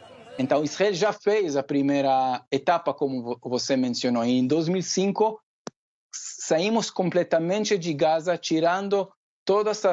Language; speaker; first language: Portuguese; non-native, fluent; Hebrew